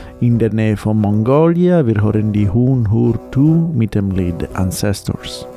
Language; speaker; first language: German; non-native, learner; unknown